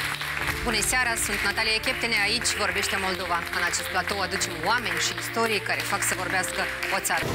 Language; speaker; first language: Romanian; native; Romanian